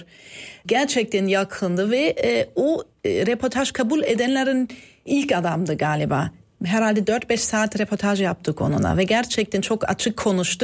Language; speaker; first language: Turkish; non-native, fluent; German